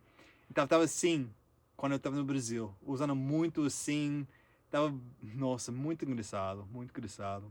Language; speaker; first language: Portuguese; non-native, learner; English